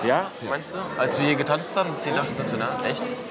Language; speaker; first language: German; native; German